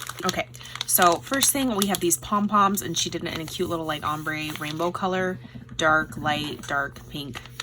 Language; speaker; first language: English; native; English